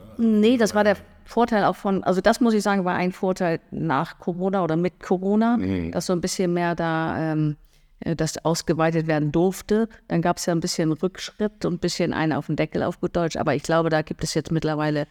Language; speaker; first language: German; native; German